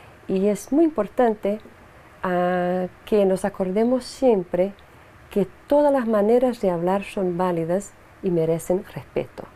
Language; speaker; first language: Spanish; non-native, fluent; Portuguese